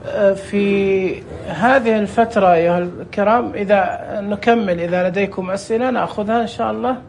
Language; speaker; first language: Arabic; native; Arabic